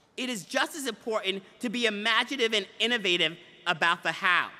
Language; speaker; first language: English; native; English